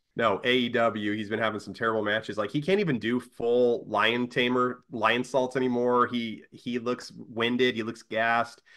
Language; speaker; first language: English; native; English